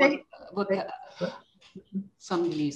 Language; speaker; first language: Russian; native; Russian